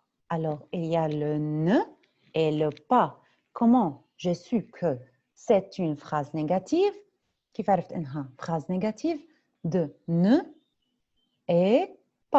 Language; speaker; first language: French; non-native, fluent; Arabic